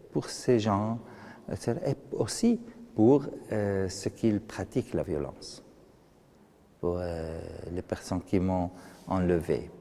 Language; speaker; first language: French; non-native, fluent; Arabic